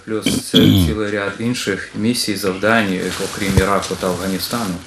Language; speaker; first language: Ukrainian; native; Ukrainian